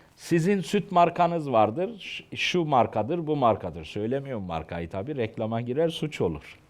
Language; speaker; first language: Turkish; native; Turkish